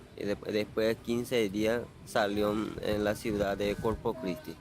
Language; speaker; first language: Spanish; non-native, local second language; Guarani